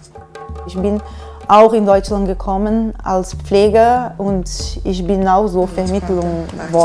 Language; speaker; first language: German; non-native, fluent; Portuguese